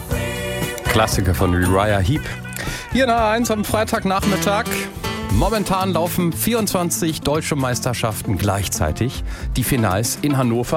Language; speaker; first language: German; native; German